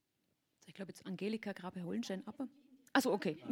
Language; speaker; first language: German; native; German